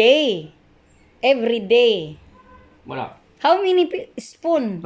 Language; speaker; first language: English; non-native, learner; Filipino